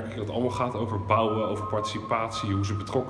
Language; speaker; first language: Dutch; native; Dutch